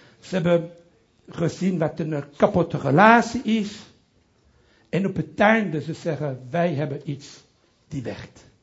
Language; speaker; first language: Dutch; non-native, local second language; French